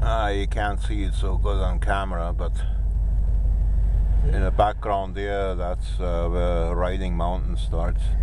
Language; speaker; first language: English; non-native, fluent; German